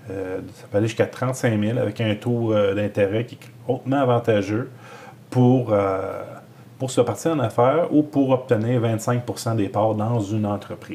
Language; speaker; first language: French; native; French